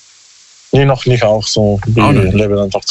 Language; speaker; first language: German; non-native, learner; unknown